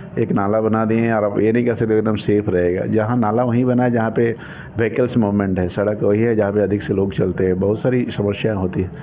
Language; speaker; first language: Hindi; native; Hindi